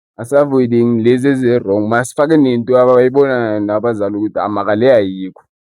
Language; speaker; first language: Zulu; non-native, local second language; Xhosa